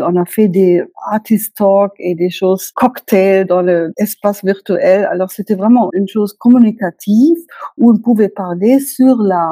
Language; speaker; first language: French; non-native, fluent; German